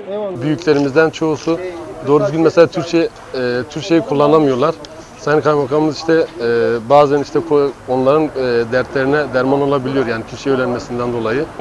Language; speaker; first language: Turkish; non-native, local second language; Kurdish